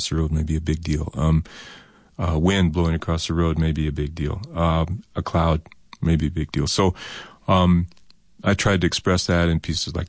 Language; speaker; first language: English; native; English